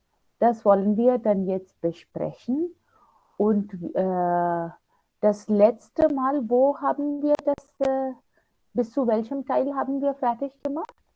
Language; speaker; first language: German; non-native, fluent; Hindi